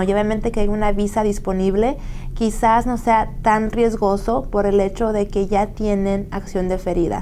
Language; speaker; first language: Spanish; native; Spanish